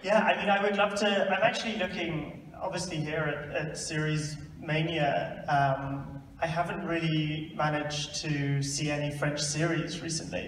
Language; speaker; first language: English; native; English